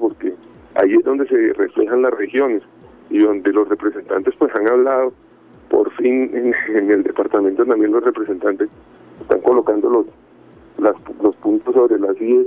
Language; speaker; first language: Spanish; native; Spanish